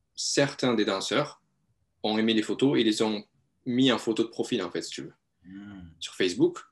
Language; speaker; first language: French; native; French